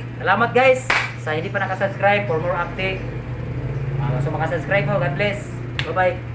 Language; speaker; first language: Filipino; non-native, local second language; Cebuano